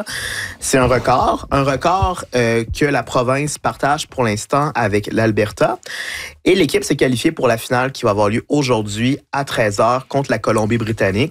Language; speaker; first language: French; native; French